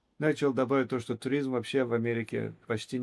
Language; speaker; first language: Russian; early bilingual, heritage; English